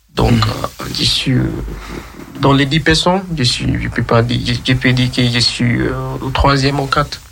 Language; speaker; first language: French; non-native, learner; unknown